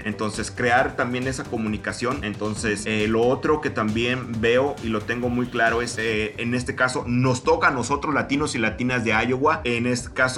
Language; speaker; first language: Spanish; native; Spanish